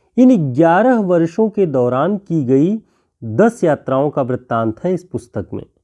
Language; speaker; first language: Hindi; native; Hindi